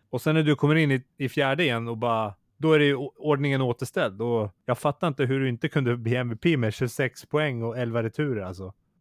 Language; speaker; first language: Swedish; native; Swedish